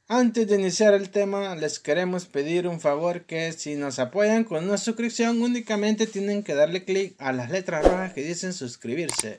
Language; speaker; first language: Spanish; native; Spanish